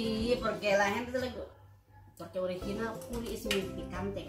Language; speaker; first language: Spanish; non-native, learner; Indonesian